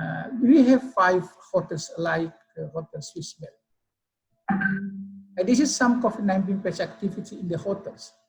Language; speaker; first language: English; non-native, fluent; Indonesian